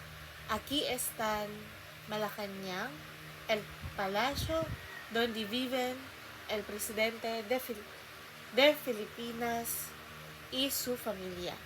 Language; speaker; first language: Spanish; non-native, learner; Filipino